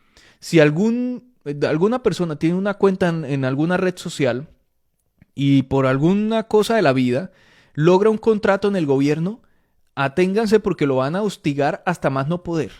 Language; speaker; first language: Spanish; native; Spanish